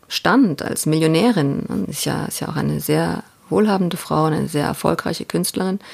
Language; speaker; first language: German; native; German